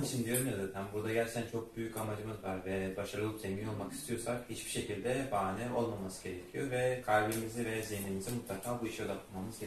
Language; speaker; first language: Turkish; native; Turkish